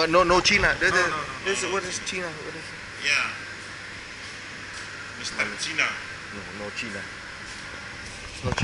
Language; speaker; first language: English; non-native, learner; Vietnamese